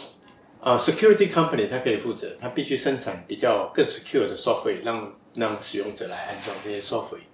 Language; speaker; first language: Chinese; native; Chinese